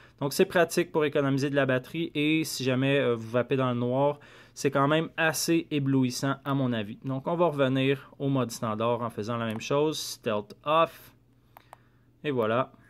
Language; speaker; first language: French; native; French